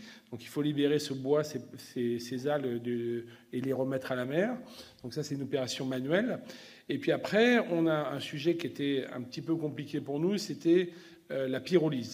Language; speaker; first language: French; native; French